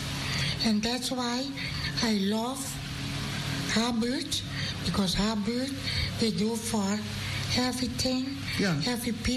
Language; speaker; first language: English; non-native, learner; Dutch